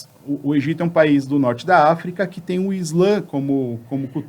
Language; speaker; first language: Portuguese; native; Portuguese